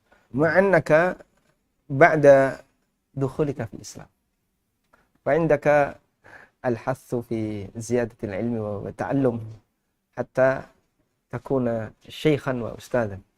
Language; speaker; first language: Arabic; non-native, fluent; Indonesian